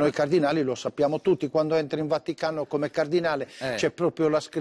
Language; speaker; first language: Italian; native; Italian